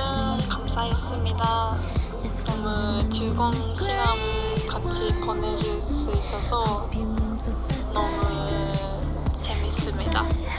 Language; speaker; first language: Korean; non-native, learner; Japanese